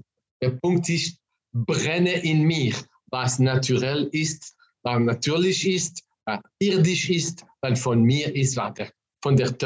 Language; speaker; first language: German; non-native, fluent; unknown